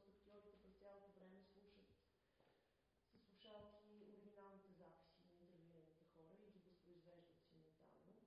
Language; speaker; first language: Bulgarian; native; Bulgarian